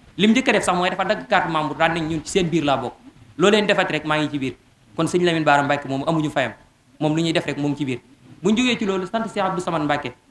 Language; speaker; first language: Wolof; native; Wolof